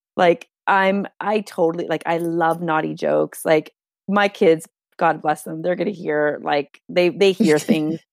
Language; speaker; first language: English; non-native, fluent; Hungarian